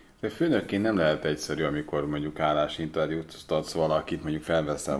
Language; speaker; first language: Hungarian; native; Hungarian